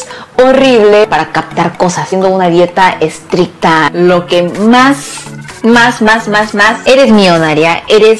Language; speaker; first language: Spanish; early bilingual, other home language; Korean